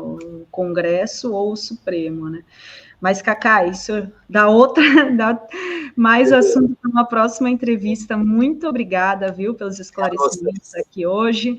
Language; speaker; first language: Portuguese; native; Portuguese